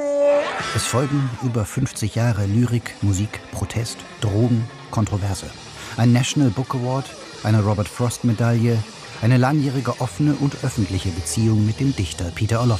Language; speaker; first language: German; native; German